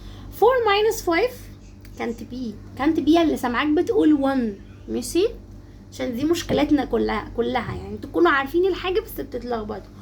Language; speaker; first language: Arabic; native; Arabic